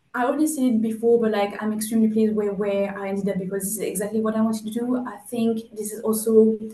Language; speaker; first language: English; non-native, fluent; French